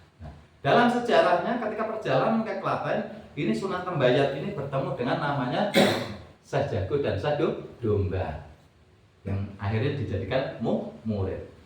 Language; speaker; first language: Indonesian; non-native, local second language; Javanese